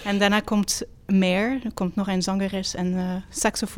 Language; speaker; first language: Dutch; non-native, fluent; French